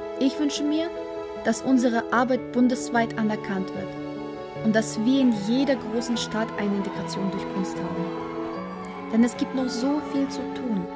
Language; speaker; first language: German; non-native, fluent; Russian